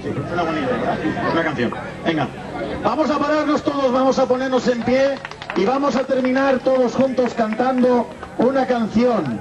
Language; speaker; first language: Spanish; native; Spanish